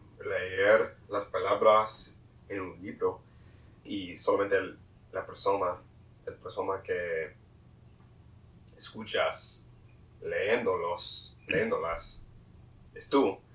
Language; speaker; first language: Spanish; non-native, learner; English